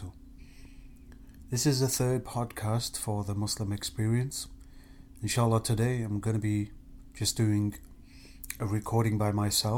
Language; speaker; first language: English; native; English